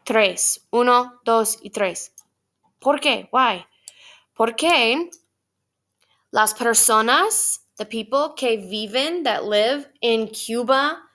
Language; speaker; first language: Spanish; non-native, fluent; English